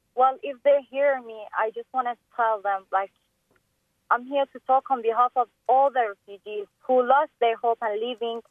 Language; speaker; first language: English; non-native, fluent; Persian